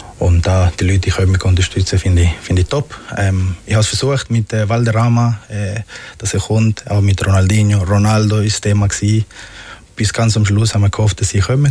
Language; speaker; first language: German; non-native, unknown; Spanish